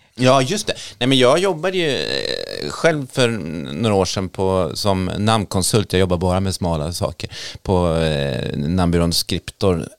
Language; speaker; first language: Swedish; native; Swedish